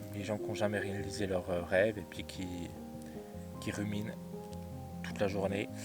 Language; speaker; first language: French; native; French